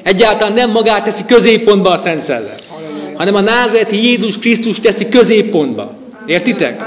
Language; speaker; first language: Hungarian; native; Hungarian